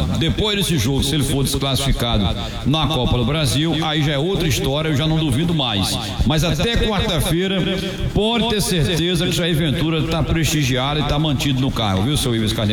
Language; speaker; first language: Portuguese; native; Portuguese